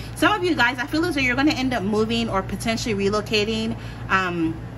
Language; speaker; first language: English; native; English